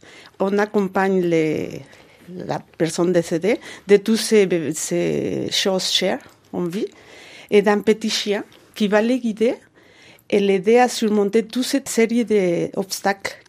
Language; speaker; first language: French; non-native, fluent; Spanish